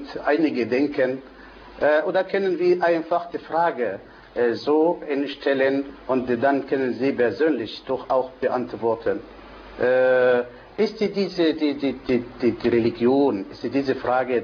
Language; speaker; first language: German; non-native, fluent; Arabic